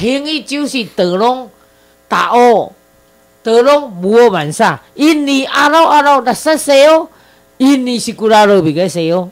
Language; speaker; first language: Filipino; non-native, learner; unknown